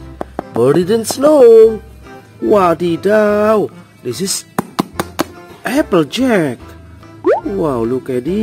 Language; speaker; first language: English; non-native, learner; Indonesian